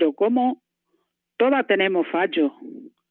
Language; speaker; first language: Spanish; non-native, fluent; Malayalam